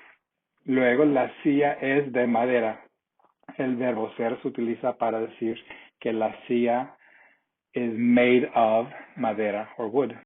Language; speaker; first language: Spanish; non-native, fluent; English